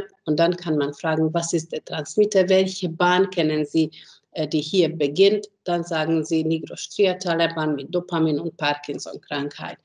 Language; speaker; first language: German; non-native, fluent; Hungarian